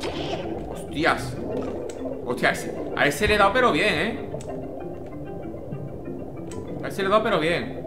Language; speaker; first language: Spanish; native; Spanish